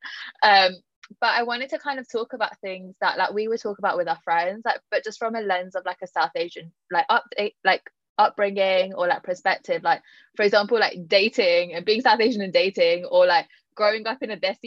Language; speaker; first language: English; native; English